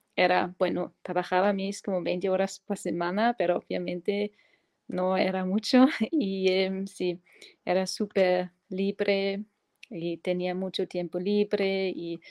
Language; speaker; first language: Spanish; non-native, fluent; German